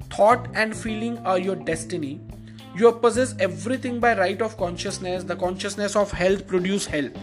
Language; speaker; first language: English; non-native, local second language; Hindi